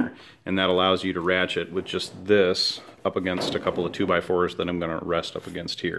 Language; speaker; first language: English; native; English